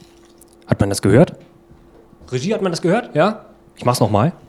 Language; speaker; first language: German; native; German